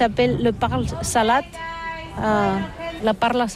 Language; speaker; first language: French; non-native, learner; Catalan